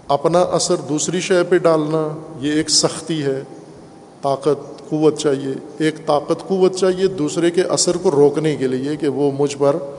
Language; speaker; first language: Urdu; non-native, local second language; Punjabi